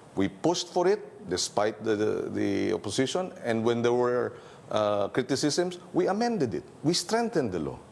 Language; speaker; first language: English; non-native, local second language; Filipino